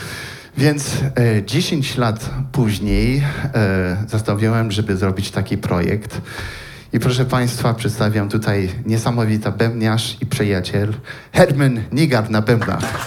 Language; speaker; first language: Polish; non-native, learner; French